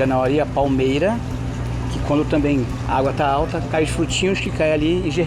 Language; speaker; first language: Portuguese; native; Portuguese